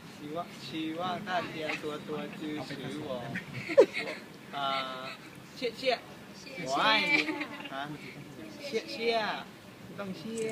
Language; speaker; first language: Chinese; non-native, learner; Thai